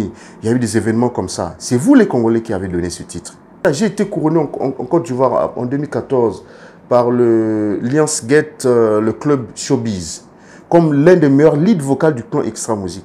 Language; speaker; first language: French; non-native, local second language; Lingala